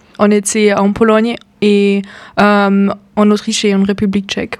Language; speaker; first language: French; native; French